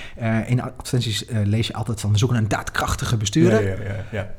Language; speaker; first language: Dutch; native; Dutch